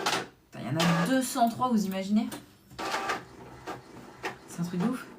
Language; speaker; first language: French; native; French